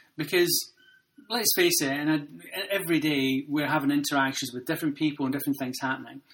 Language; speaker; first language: English; native; English